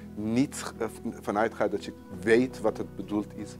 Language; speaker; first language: Dutch; non-native, fluent; Persian